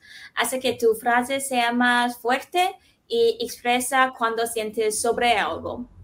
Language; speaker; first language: Spanish; non-native, fluent; Chinese